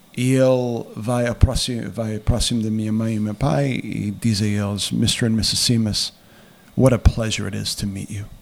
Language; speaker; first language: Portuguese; early bilingual, heritage; Portuguese